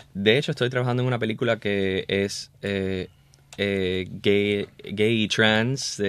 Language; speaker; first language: Spanish; early bilingual, heritage; Spanish